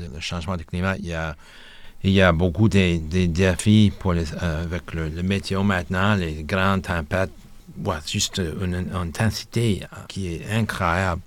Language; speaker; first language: French; non-native, local second language; English